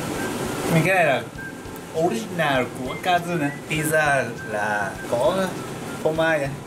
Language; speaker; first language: Vietnamese; non-native, learner; Japanese